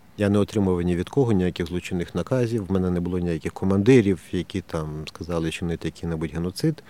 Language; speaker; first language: Ukrainian; native; Ukrainian